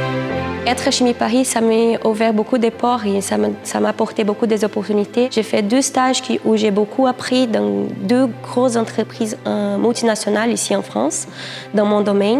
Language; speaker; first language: French; non-native, fluent; Portuguese